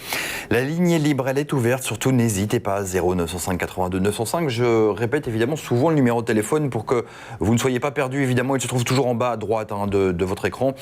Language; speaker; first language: French; native; French